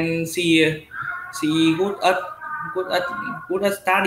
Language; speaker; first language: English; non-native, learner; Vietnamese